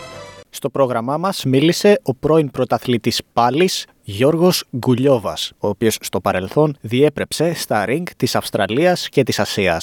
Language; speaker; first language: Greek; native; Greek